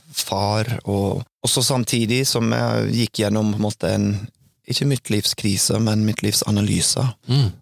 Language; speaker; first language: Norwegian; non-native, fluent; English